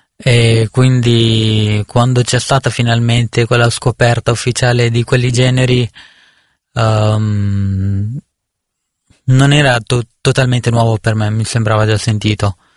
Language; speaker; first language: Italian; early bilingual, other home language; Punjabi